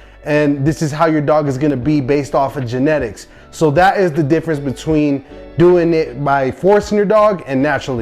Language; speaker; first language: English; native; English